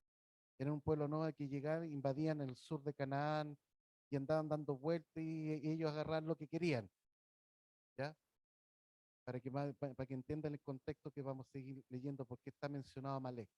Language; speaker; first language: Spanish; native; Spanish